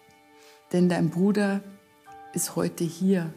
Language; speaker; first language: German; native; German